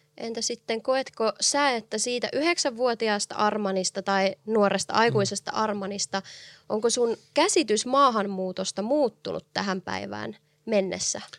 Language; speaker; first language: Finnish; native; Finnish